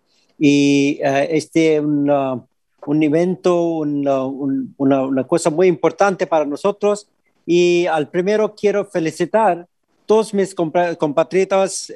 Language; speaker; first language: Spanish; non-native, fluent; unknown